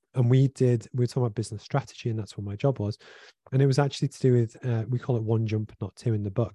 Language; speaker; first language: English; native; English